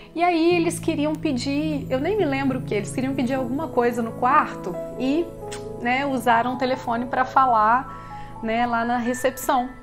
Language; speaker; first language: Portuguese; native; Portuguese